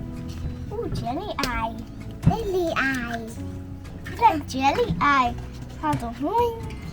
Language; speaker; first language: Dutch; early bilingual, heritage; Dutch